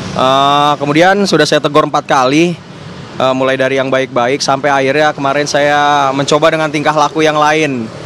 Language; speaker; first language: Indonesian; native; Indonesian